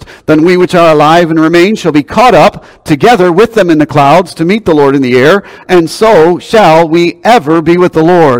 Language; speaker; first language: English; native; English